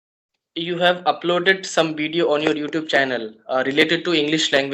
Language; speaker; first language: English; non-native, learner; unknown